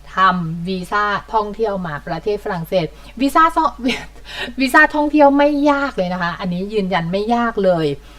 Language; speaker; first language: Thai; native; Thai